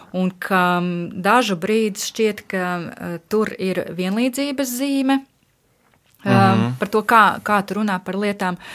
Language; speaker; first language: Latvian; native; Latvian